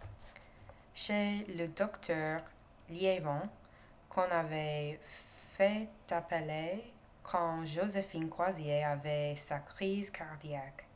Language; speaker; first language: French; non-native, learner; English